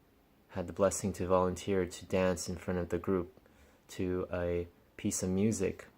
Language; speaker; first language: English; native; English